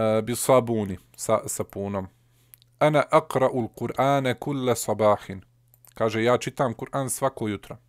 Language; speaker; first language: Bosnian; early bilingual, heritage; Bosnian